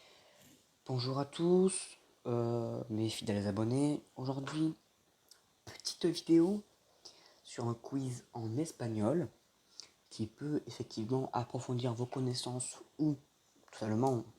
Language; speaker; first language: French; native; French